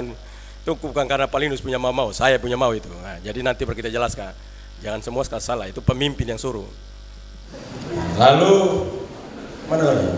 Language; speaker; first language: Indonesian; native; Indonesian